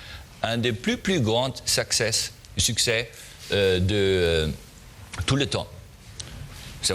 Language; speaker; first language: French; non-native, learner; German